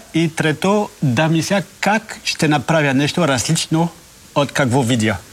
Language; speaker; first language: Bulgarian; non-native, learner; French